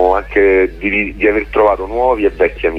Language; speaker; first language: Italian; native; Italian